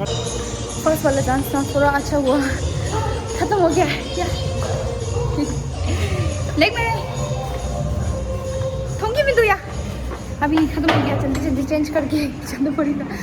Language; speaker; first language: Hindi; non-native, learner; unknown